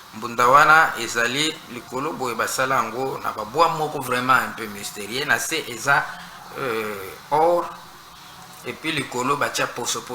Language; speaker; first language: Lingala; non-native, local second language; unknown